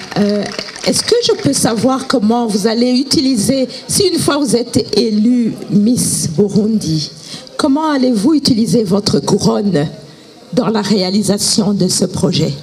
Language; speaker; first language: French; non-native, local second language; Rundi